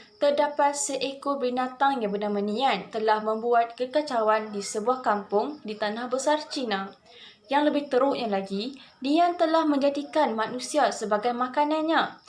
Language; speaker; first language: Malay; native; Malay